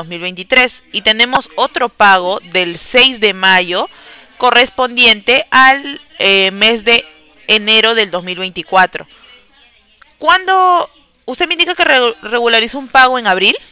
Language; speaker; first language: Spanish; native; Spanish